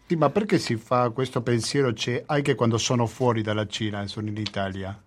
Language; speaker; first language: Italian; native; Italian